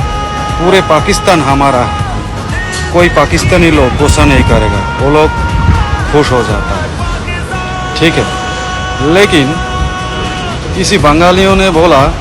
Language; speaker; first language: Hindi; non-native, fluent; Bangla